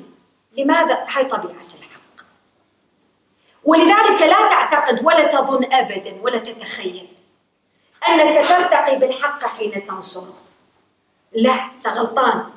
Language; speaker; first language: Arabic; native; Arabic